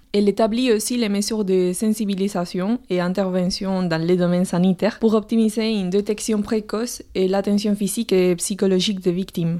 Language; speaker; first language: French; non-native, fluent; Spanish